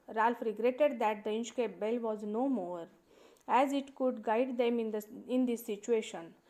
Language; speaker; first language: English; non-native, local second language; Marathi